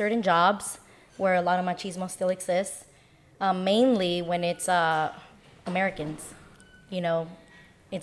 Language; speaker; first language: English; native; English